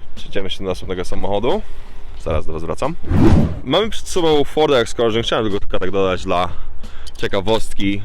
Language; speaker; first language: Polish; early bilingual, heritage; Polish